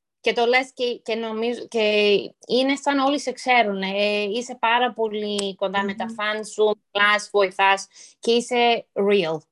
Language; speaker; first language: Greek; early bilingual, heritage; Greek